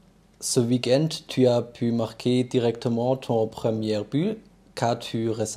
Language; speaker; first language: French; non-native, learner; German